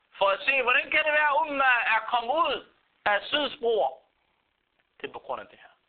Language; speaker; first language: Danish; non-native, fluent; Arabic